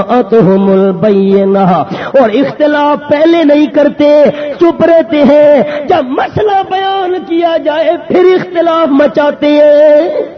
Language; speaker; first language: Urdu; non-native, local second language; Pashto